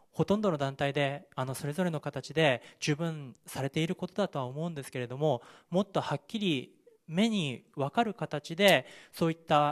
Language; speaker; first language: Japanese; native; Japanese